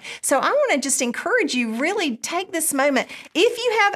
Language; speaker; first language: English; native; English